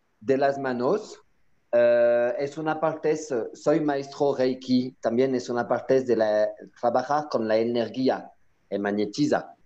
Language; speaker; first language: Spanish; non-native, learner; French